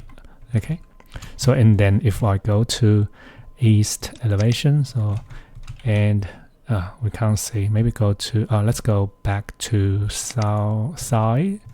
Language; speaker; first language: English; non-native, fluent; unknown